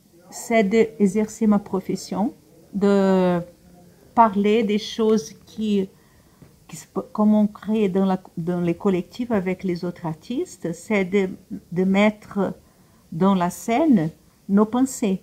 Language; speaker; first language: French; non-native, fluent; Portuguese